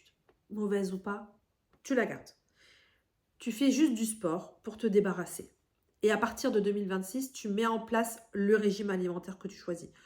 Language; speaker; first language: French; native; French